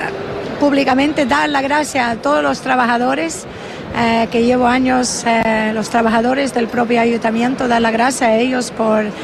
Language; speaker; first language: Spanish; non-native, fluent; English